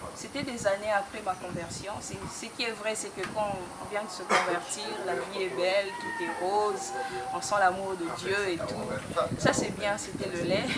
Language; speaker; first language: French; non-native, local second language; Lingala